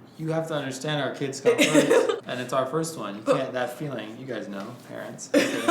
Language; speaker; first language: English; native; English